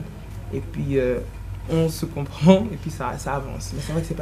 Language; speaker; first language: French; non-native, local second language; Lingala